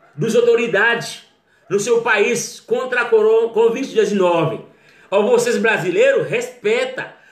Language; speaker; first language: Portuguese; non-native, learner; Haitian Creole